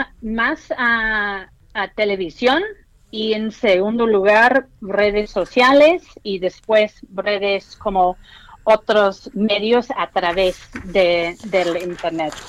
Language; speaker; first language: Spanish; non-native, fluent; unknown